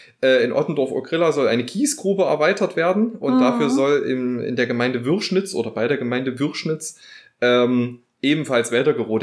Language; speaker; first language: German; native; German